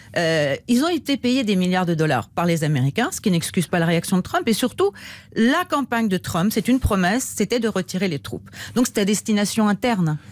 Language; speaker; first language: French; native; French